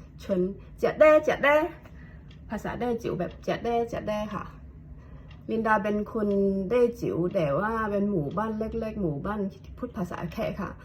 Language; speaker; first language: Thai; non-native, fluent; Hakka Chinese